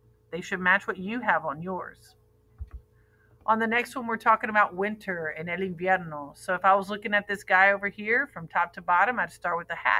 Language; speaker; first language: English; native; English